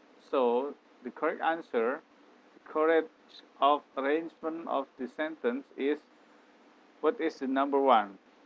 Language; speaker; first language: English; non-native, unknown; Indonesian